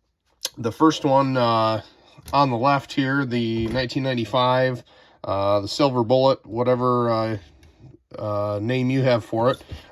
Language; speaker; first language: English; native; English